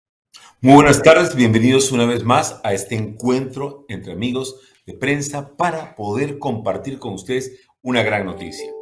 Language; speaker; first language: Spanish; native; Spanish